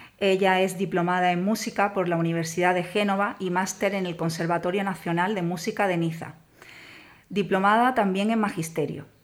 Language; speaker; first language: Spanish; native; Spanish